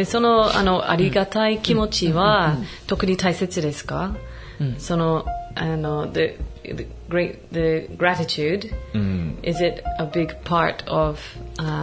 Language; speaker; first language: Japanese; non-native, fluent; English